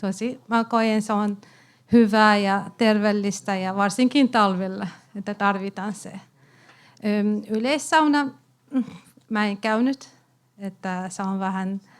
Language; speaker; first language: Finnish; non-native, learner; Arabic